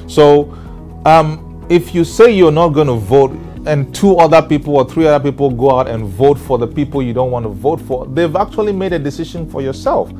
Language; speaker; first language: English; non-native, local second language; Ewe